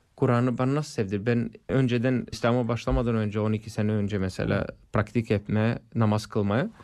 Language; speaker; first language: Turkish; non-native, fluent; English